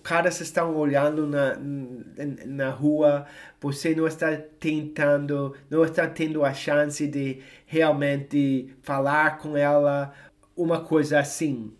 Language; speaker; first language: Portuguese; non-native, fluent; English